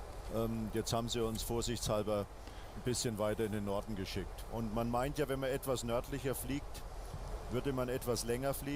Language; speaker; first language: German; native; German